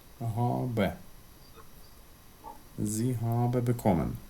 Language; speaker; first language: German; non-native, fluent; Ukrainian